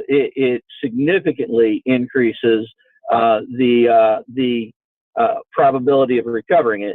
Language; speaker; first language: English; native; English